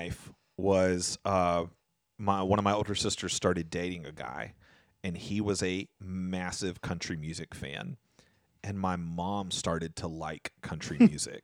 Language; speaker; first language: English; native; English